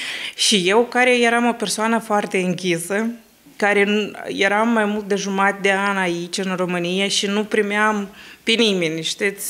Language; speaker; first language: Romanian; early bilingual, heritage; Romanian